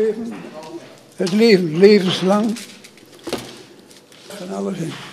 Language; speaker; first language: Dutch; native; Dutch